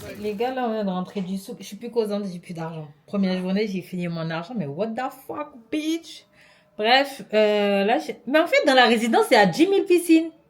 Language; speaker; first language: French; native; French